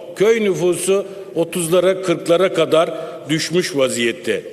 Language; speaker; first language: Turkish; native; Turkish